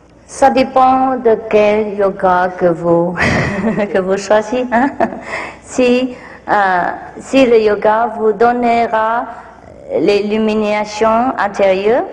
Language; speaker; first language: French; non-native, fluent; Vietnamese